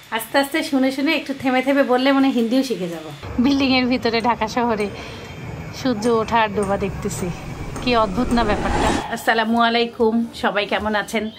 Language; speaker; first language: Bangla; native; Bangla